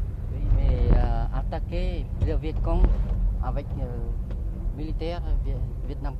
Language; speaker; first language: French; non-native, learner; Vietnamese